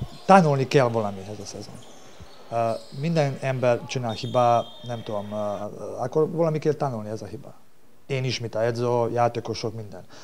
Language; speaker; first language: Hungarian; non-native, learner; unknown